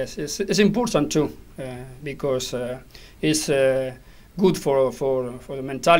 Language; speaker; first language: English; non-native, learner; Spanish